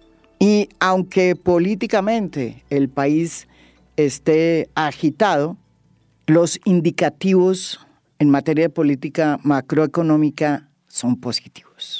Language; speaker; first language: Spanish; native; Spanish